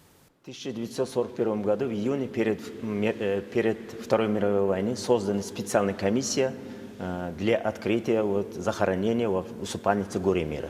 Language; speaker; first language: Russian; non-native, local second language; Uzbek